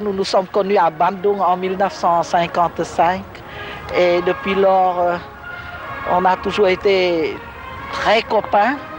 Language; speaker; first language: French; non-native, local second language; Khmer